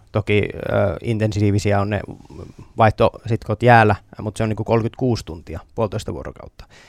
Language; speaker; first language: Finnish; native; Finnish